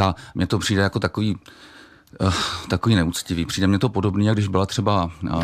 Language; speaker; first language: Czech; native; Czech